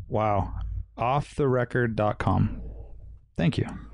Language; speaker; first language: English; native; English